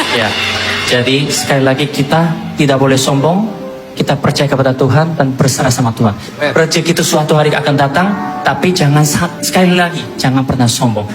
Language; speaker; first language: Indonesian; non-native, fluent; Korean